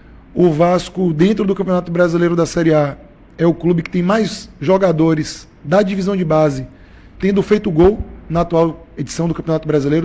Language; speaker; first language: Portuguese; native; Portuguese